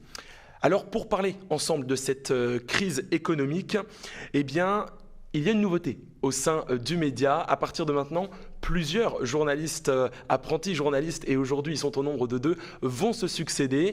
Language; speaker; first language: French; native; French